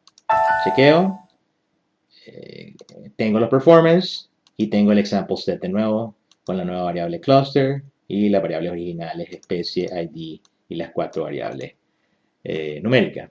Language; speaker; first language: Spanish; native; Spanish